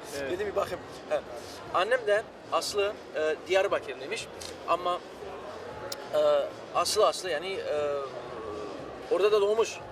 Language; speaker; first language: Turkish; early bilingual, heritage; Turkish